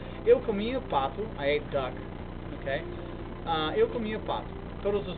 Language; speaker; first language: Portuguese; non-native, learner; English